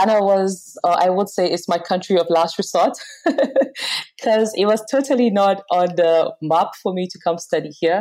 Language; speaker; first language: English; non-native, local second language; Hausa